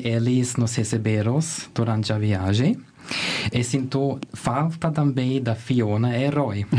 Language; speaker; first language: Portuguese; non-native, learner; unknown